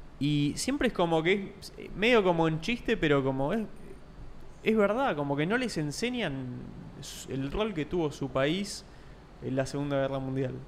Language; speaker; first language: Spanish; native; Spanish